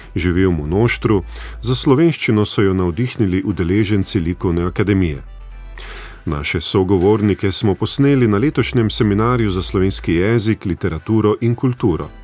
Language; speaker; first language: Slovenian; native; Slovenian